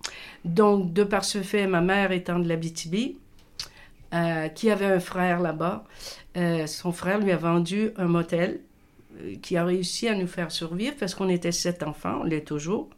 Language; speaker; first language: French; native; French